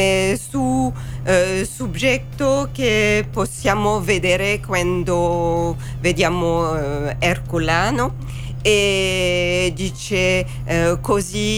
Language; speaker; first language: Italian; non-native, learner; French